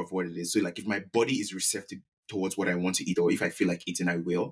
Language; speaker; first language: English; non-native, local second language; Yoruba